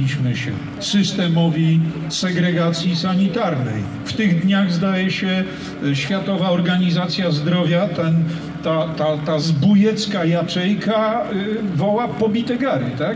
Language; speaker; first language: Polish; native; Polish